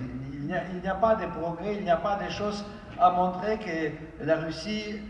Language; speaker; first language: French; non-native, fluent; Ukrainian